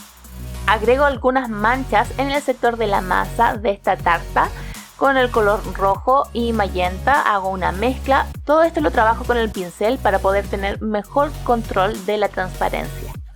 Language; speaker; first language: Spanish; native; Spanish